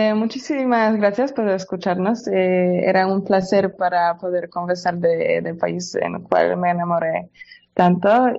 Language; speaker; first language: Spanish; non-native, learner; Polish